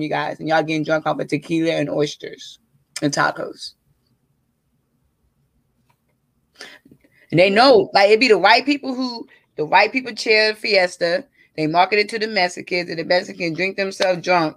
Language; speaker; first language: English; native; English